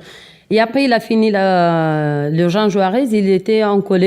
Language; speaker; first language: French; non-native, learner; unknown